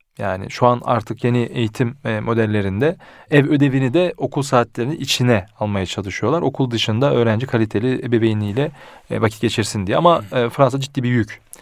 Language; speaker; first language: Turkish; early bilingual, heritage; Turkish